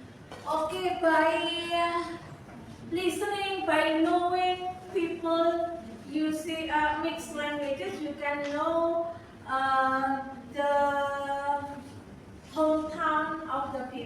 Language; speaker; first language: English; non-native, fluent; Indonesian